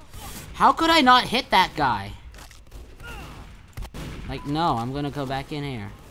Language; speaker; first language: English; native; English